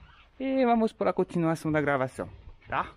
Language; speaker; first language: Portuguese; non-native, fluent; French